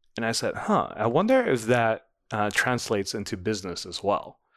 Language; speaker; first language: English; non-native, fluent; Dutch